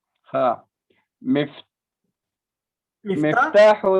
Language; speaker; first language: Arabic; non-native, learner; Pashto